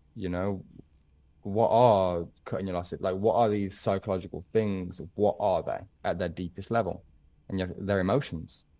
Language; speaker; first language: English; native; English